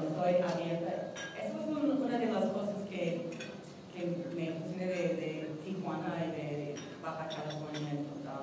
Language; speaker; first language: Spanish; non-native, fluent; English